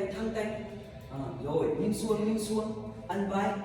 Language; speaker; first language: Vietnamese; non-native, learner; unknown